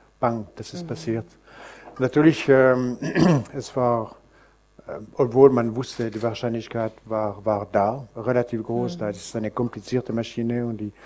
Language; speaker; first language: German; non-native, local second language; French